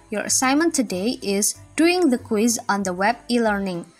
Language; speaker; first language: English; non-native, fluent; Indonesian